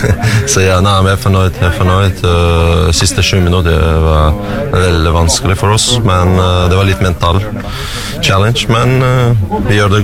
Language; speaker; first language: Norwegian; non-native, learner; Russian